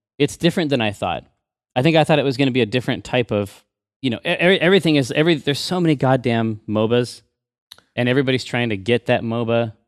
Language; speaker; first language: English; native; English